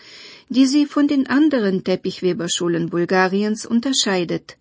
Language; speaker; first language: German; non-native, fluent; Bulgarian